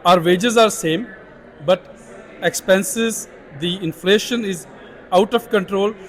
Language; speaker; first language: English; non-native, local second language; Punjabi